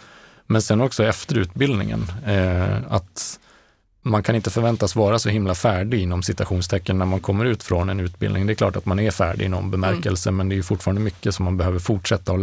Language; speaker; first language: Swedish; native; Swedish